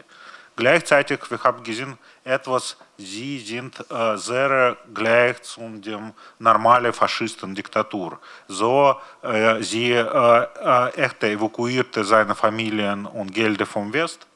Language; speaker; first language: German; non-native, learner; Russian